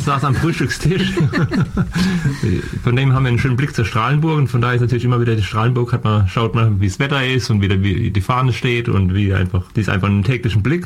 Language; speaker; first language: German; native; German